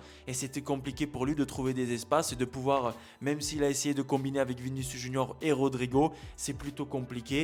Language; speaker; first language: French; native; French